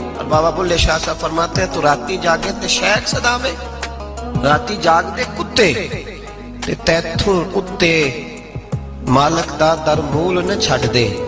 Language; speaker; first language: Urdu; non-native, local second language; Punjabi